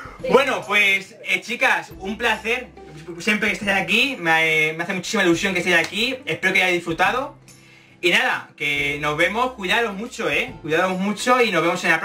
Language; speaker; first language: Spanish; native; Spanish